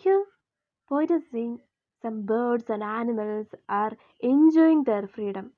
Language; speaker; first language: English; non-native, local second language; Malayalam